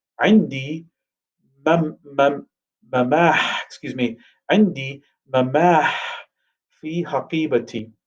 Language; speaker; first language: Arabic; non-native, fluent; English